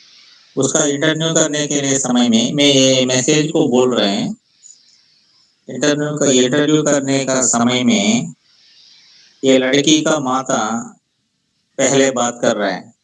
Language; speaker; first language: Hindi; non-native, local second language; Telugu